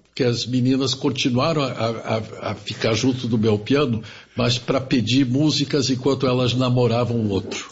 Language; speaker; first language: Portuguese; early bilingual, other home language; German